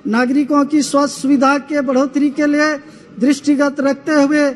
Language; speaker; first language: Hindi; native; Hindi